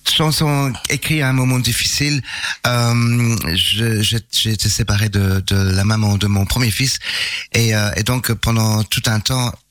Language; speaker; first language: French; non-native, fluent; English